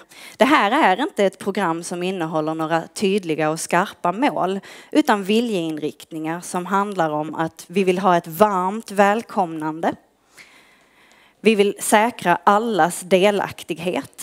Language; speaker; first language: Swedish; native; Swedish